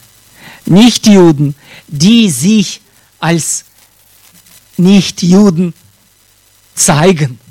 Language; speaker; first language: German; non-native, fluent; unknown